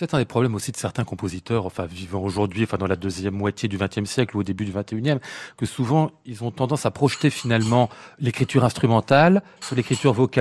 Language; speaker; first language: French; native; French